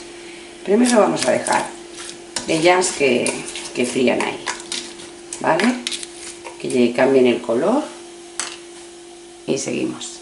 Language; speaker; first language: Spanish; native; Spanish